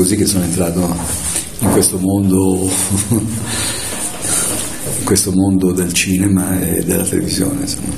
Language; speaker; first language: Italian; native; Italian